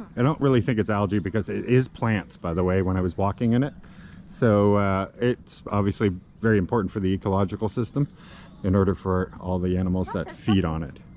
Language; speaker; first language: English; native; English